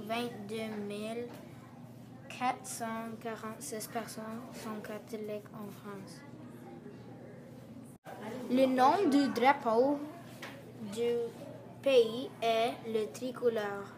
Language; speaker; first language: French; non-native, learner; English